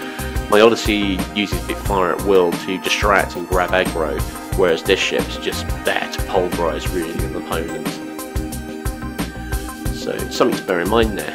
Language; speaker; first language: English; native; English